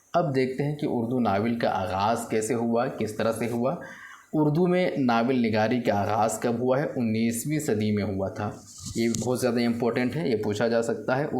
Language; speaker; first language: Urdu; native; Urdu